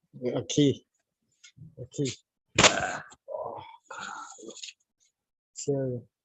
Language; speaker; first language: Portuguese; non-native, learner; English